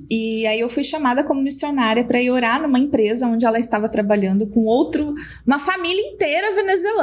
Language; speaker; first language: Portuguese; native; Portuguese